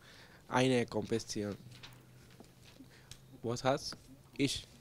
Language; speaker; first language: German; non-native, learner; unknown